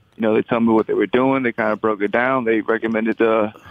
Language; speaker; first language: English; native; English